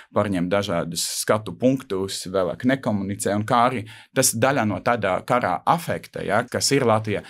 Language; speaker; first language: Latvian; native; Latvian